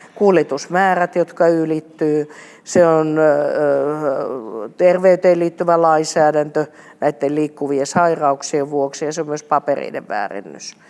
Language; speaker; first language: Finnish; native; Finnish